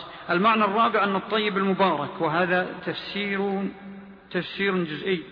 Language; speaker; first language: Arabic; native; Arabic